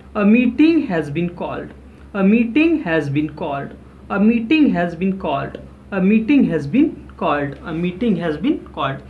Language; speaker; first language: Hindi; non-native, local second language; Marathi